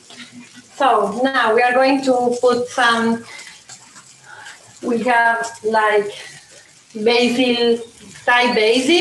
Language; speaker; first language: English; non-native, learner; Spanish